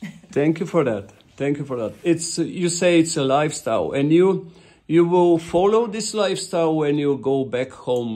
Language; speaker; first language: English; non-native, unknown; Bulgarian